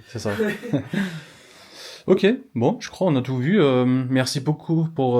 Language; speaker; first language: French; non-native, fluent; English